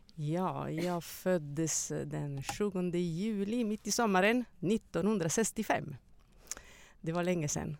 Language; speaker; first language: Swedish; non-native, fluent; Italian